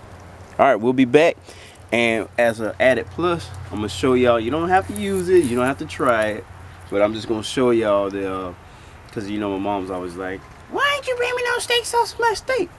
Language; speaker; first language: English; native; English